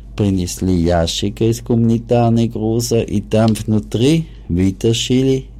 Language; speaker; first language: Ukrainian; non-native, learner; German